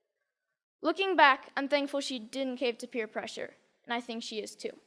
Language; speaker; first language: English; native; English